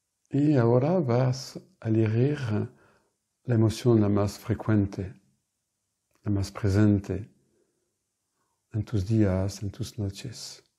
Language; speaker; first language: Spanish; non-native, fluent; French